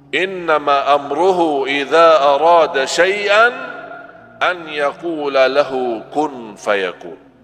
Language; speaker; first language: Malay; non-native, fluent; Arabic